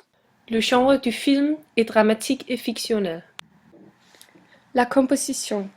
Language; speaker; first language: French; non-native, learner; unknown